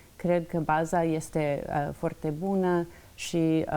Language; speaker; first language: Romanian; non-native, learner; English